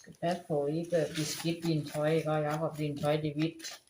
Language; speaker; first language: Danish; non-native, learner; Thai